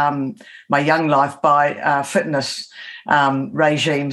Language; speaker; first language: English; native; English